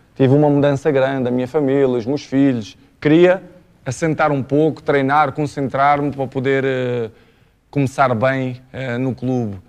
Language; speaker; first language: Portuguese; native; Portuguese